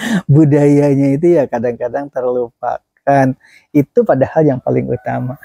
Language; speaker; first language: Indonesian; native; Indonesian